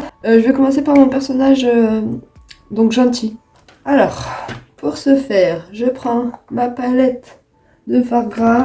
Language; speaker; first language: French; native; French